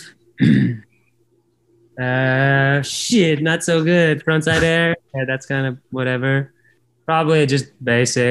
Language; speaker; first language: English; non-native, fluent; Latvian